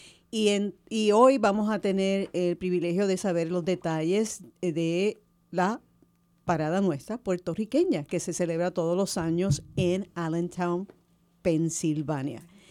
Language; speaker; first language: Spanish; native; Spanish